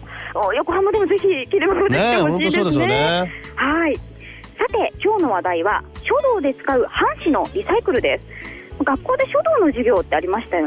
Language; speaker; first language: Japanese; native; Japanese